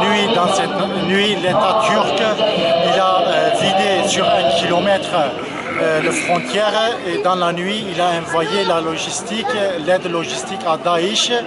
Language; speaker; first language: French; non-native, learner; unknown